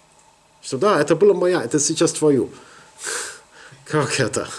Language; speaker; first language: Russian; non-native, learner; English